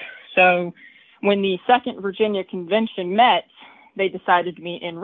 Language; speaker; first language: English; native; English